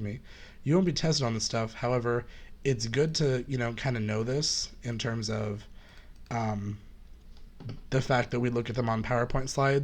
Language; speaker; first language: English; native; English